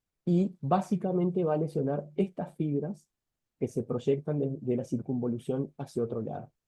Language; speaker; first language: Spanish; native; Spanish